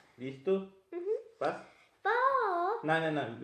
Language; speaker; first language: German; non-native, fluent; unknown